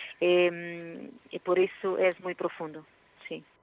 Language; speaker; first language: Spanish; non-native, learner; Portuguese